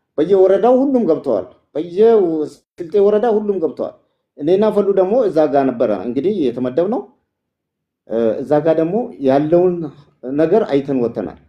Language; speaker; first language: Amharic; non-native, local second language; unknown